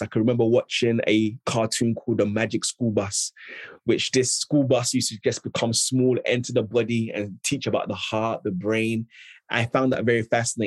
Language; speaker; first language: English; native; English